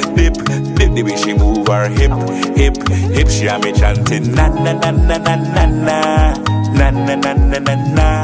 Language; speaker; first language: English; native; English